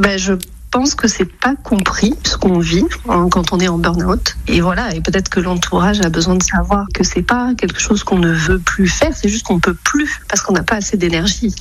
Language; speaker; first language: French; native; French